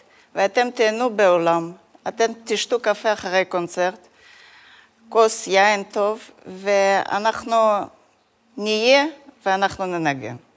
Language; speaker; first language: Hebrew; non-native, fluent; Russian